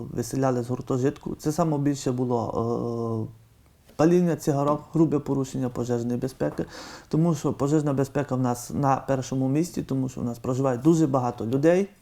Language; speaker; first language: Ukrainian; native; Ukrainian